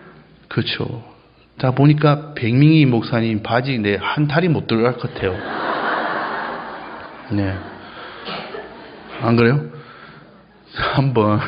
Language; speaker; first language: Korean; non-native, fluent; English